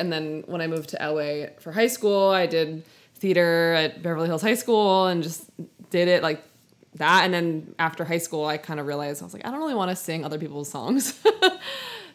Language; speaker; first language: English; native; English